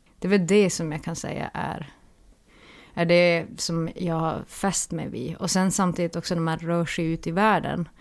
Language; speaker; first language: Swedish; native; Swedish